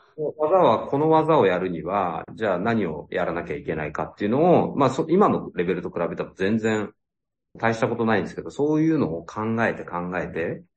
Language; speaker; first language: Japanese; native; Japanese